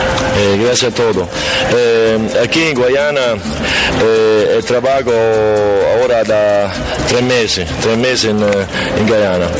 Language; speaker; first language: Spanish; non-native, learner; Italian